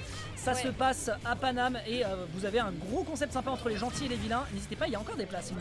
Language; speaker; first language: French; native; French